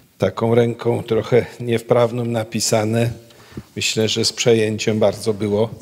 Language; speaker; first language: Polish; native; Polish